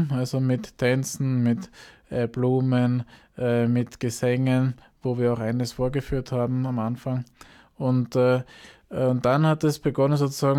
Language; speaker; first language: German; native; German